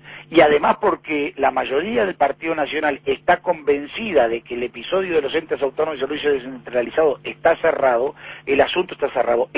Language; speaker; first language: Spanish; native; Spanish